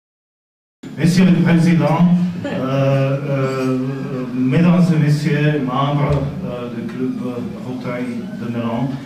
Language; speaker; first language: French; non-native, fluent; Slovak